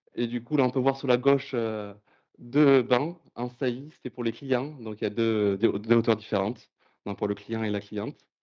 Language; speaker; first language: French; native; French